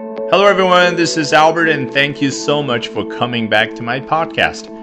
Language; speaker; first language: English; non-native, fluent; Chinese